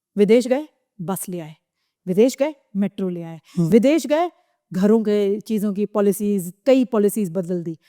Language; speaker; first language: Hindi; native; Hindi